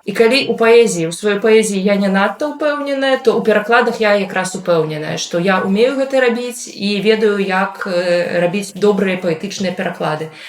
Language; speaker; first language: Belarusian; non-native, local second language; Russian